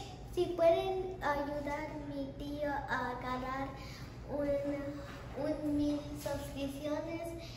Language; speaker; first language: Spanish; early bilingual, heritage; English